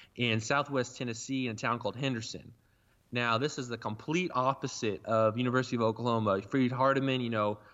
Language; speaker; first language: English; native; English